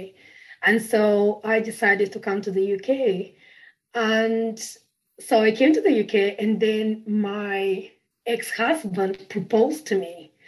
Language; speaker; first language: English; non-native, fluent; Bulgarian